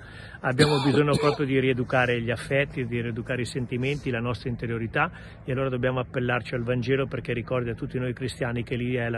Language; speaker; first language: Italian; native; Italian